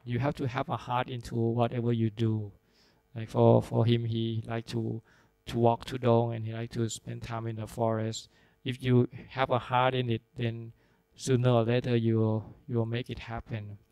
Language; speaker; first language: English; non-native, fluent; Thai